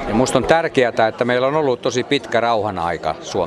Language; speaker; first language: Finnish; native; Finnish